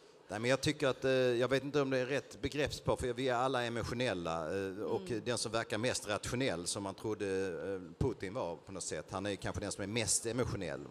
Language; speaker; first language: Swedish; native; Swedish